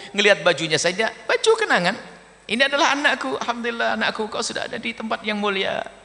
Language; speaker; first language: Indonesian; non-native, fluent; Javanese